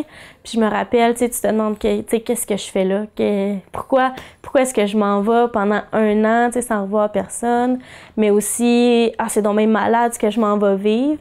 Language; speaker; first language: French; native; French